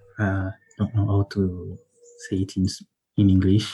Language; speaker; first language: English; non-native, learner; French